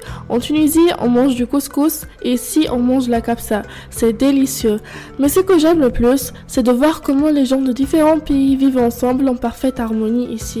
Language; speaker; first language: French; non-native, local second language; Arabic